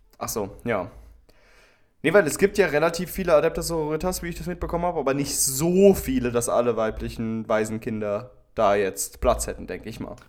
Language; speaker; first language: German; native; German